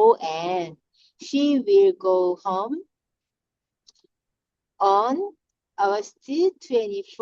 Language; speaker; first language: English; non-native, learner; Korean